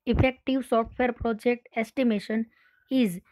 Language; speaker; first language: English; non-native, local second language; Gujarati